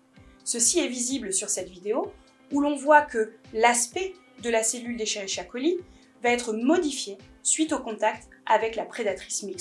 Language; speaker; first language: French; native; French